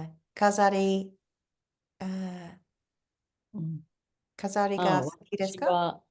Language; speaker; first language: Japanese; non-native, fluent; English